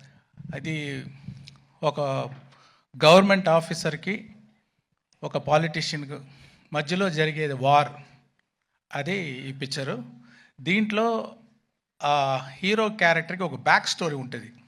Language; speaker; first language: Telugu; non-native, fluent; Tamil